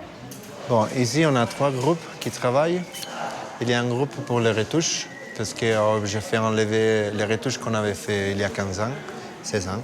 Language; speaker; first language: French; non-native, fluent; Italian